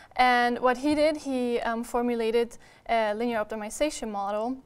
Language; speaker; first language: English; non-native, fluent; German